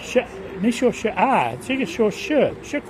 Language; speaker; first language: Chinese; non-native, learner; English